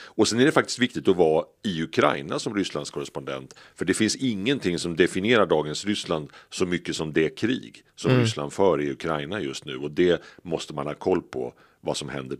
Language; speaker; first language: Swedish; native; Swedish